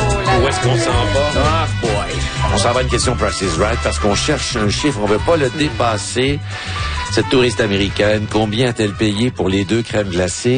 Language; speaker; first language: French; native; French